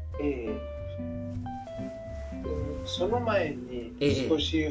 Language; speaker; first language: Japanese; non-native, learner; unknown